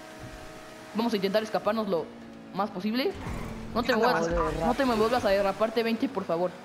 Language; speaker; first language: Spanish; native; Spanish